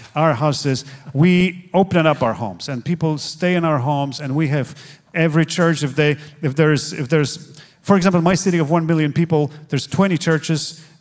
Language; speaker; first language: English; non-native, fluent; Polish